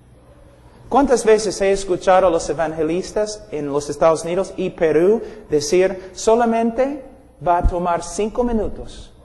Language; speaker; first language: Spanish; non-native, fluent; English